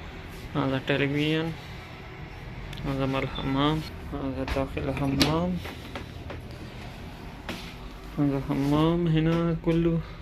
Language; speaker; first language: Arabic; non-native, learner; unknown